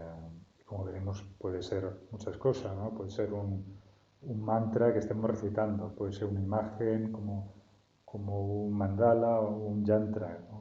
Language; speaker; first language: Spanish; native; Spanish